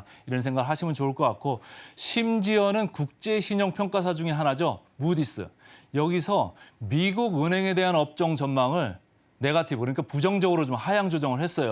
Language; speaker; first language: Korean; native; Korean